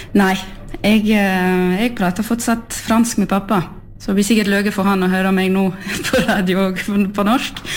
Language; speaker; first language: Norwegian; early bilingual, heritage; French